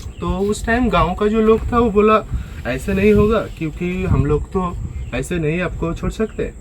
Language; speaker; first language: Hindi; non-native, local second language; Bangla